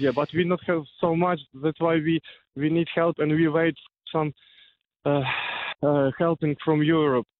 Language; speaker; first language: English; non-native, learner; Ukrainian